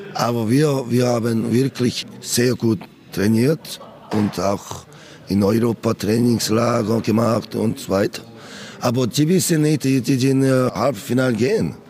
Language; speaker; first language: German; non-native, learner; Korean